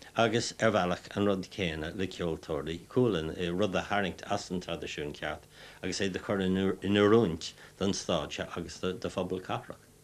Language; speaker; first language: Irish; native; Irish